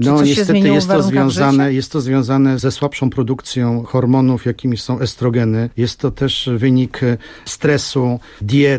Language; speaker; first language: Polish; native; Polish